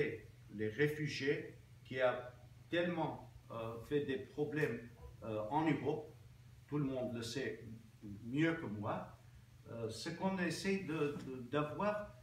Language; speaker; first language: French; non-native, local second language; Armenian